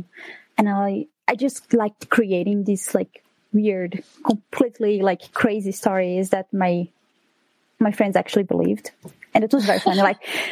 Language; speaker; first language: English; non-native, fluent; Portuguese